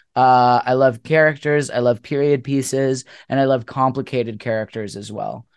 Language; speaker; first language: English; native; English